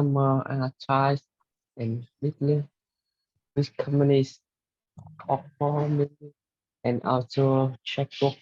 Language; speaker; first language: English; non-native, learner; Vietnamese